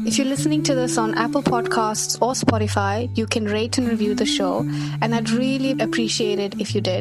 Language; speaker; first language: English; early bilingual, other home language; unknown